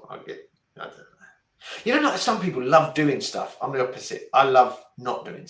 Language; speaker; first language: English; native; English